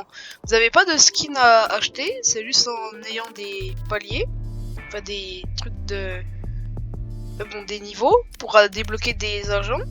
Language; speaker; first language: French; native; French